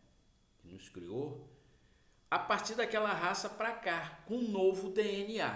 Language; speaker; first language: Portuguese; native; Portuguese